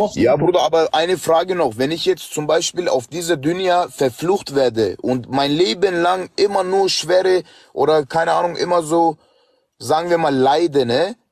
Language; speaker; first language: German; early bilingual, other home language; Turkish